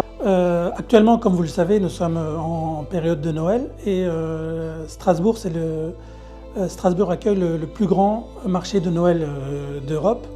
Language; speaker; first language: French; early bilingual, other home language; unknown